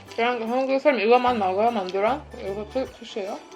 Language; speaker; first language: Korean; non-native, learner; Ukrainian